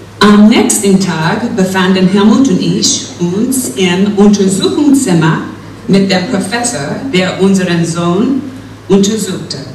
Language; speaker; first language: German; non-native, fluent; English